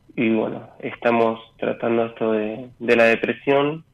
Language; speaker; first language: Spanish; native; Spanish